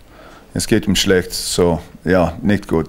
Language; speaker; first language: German; non-native, fluent; English